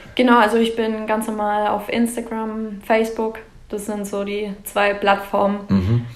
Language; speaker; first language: German; native; German